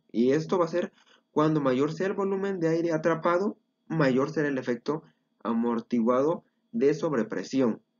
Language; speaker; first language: Spanish; native; Spanish